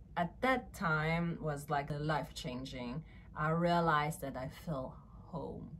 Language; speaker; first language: English; non-native, fluent; French